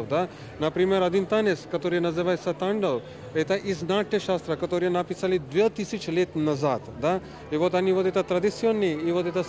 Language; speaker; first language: Russian; non-native, fluent; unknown